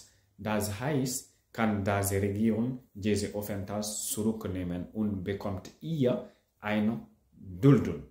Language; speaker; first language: German; non-native, learner; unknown